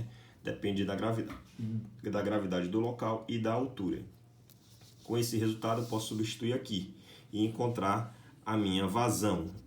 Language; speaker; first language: Portuguese; native; Portuguese